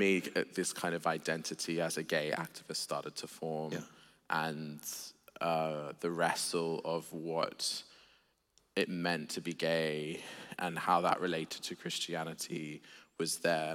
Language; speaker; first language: English; native; English